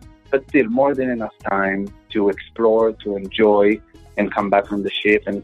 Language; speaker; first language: English; non-native, fluent; Hebrew